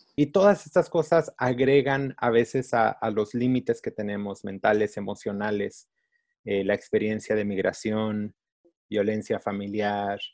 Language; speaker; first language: Spanish; early bilingual, other home language; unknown